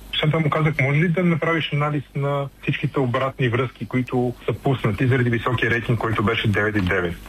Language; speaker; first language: Bulgarian; native; Bulgarian